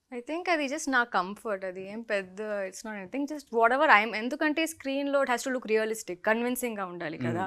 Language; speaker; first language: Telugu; non-native, local second language; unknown